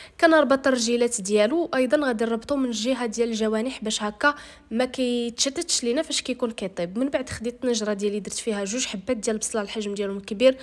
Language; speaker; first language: Arabic; native; Arabic